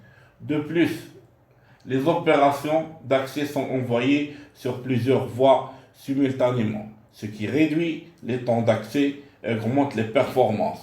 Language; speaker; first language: French; non-native, local second language; Arabic